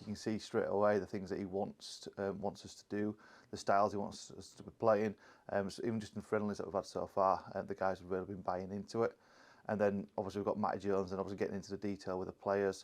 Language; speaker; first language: English; native; English